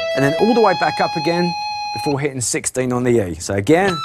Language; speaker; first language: English; native; English